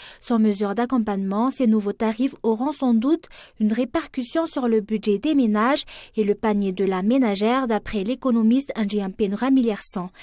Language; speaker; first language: French; non-native, local second language; Malagasy